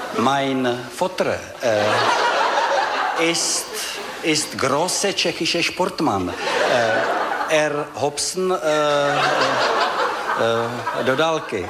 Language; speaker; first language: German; non-native, learner; Czech